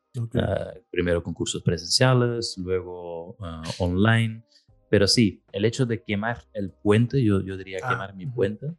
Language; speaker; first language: Spanish; non-native, fluent; Dutch